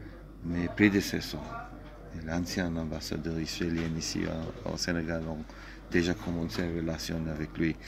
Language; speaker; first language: French; non-native, learner; Hebrew